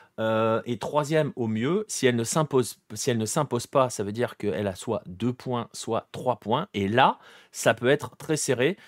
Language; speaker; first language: French; native; French